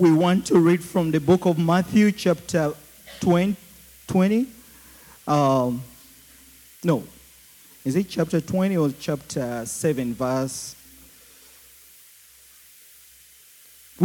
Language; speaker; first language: English; non-native, local second language; Ganda